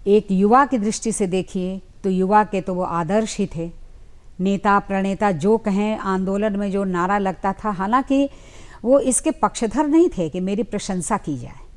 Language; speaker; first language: Hindi; native; Hindi